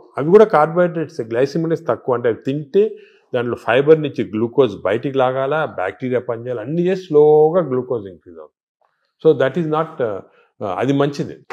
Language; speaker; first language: Telugu; native; Telugu